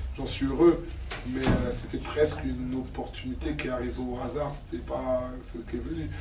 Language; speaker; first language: French; non-native, local second language; Lingala